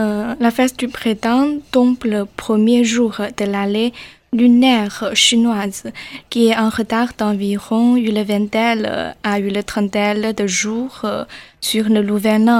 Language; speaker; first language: French; non-native, learner; Chinese